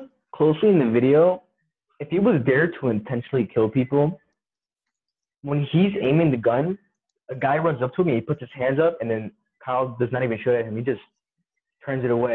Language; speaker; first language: English; native; English